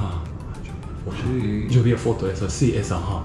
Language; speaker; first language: Spanish; non-native, learner; Japanese